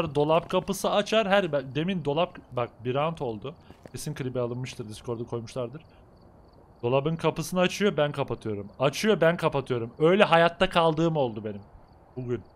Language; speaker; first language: Turkish; native; Turkish